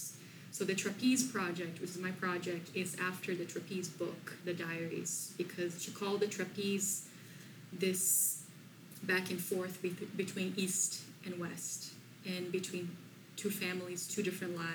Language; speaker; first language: English; non-native, fluent; Portuguese